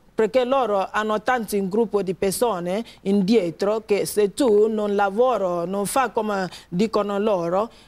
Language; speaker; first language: Italian; non-native, fluent; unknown